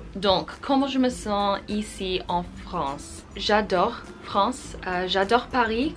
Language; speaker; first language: French; non-native, fluent; English